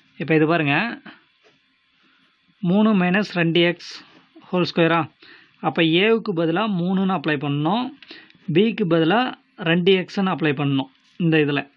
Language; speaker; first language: Tamil; native; Tamil